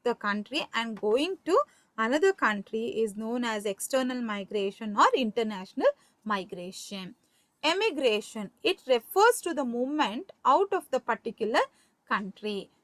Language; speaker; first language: English; non-native, local second language; Kannada